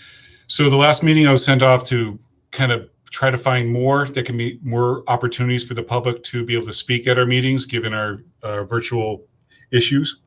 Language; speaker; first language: English; native; English